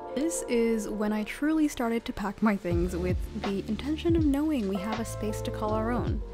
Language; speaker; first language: English; native; English